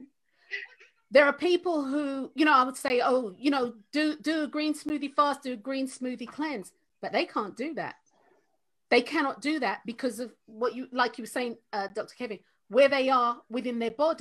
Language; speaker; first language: English; native; English